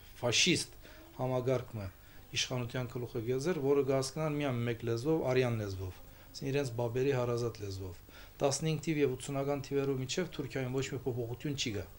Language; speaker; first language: Armenian; early bilingual, heritage; Armenian